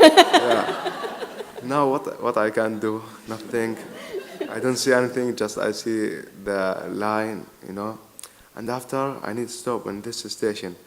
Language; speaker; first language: English; non-native, learner; Arabic